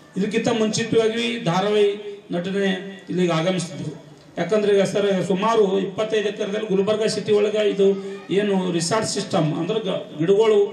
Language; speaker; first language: Kannada; native; Kannada